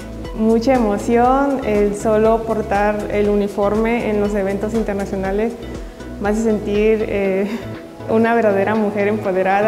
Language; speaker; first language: Spanish; native; Spanish